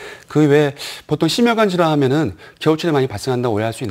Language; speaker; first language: Korean; native; Korean